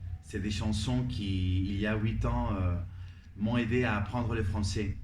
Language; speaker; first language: French; non-native, fluent; Spanish